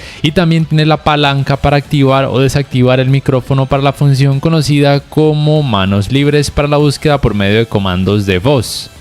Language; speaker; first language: Spanish; native; Spanish